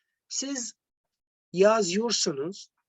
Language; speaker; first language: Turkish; non-native, learner; Arabic